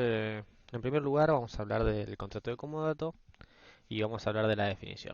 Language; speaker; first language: Spanish; native; Spanish